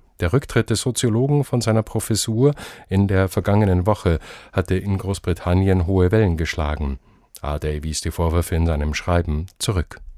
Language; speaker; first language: German; native; German